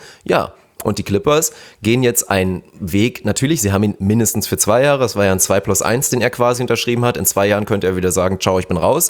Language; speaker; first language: German; native; German